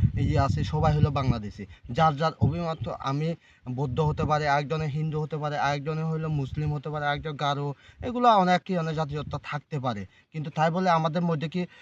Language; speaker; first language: Bangla; non-native, local second language; Chakma